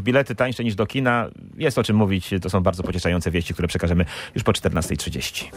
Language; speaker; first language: Polish; native; Polish